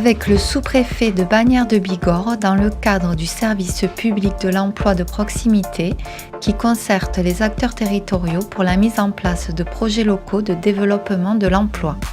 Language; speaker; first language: French; native; French